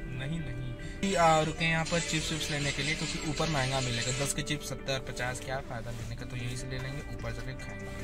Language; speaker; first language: Hindi; native; Hindi